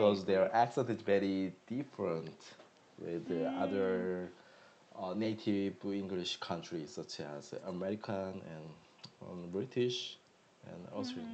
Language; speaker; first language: English; non-native, learner; Korean